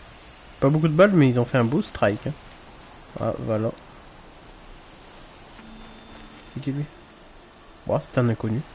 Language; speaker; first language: French; native; French